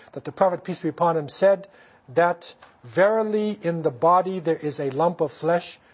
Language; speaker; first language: English; native; English